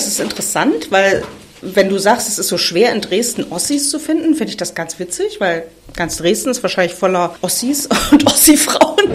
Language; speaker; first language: German; native; German